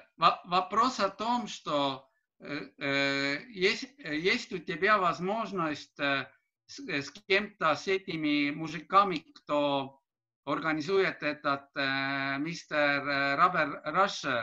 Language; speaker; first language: Russian; non-native, learner; Estonian